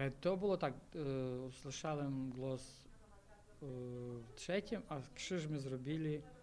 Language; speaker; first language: Ukrainian; native; Ukrainian